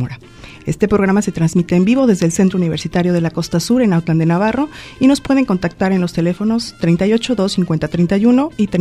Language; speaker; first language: Spanish; native; Spanish